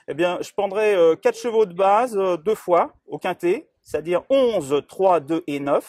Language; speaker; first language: French; native; French